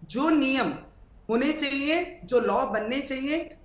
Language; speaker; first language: Hindi; non-native, local second language; Marathi